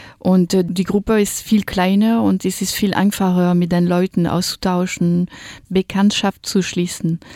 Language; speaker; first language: German; non-native, fluent; French